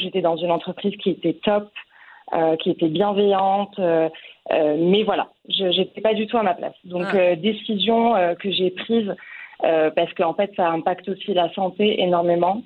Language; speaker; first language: French; non-native, local second language; Arabic